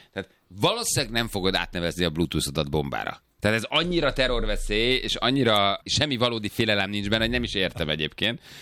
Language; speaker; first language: Hungarian; native; Hungarian